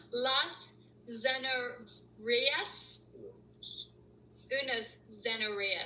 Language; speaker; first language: Spanish; non-native, learner; English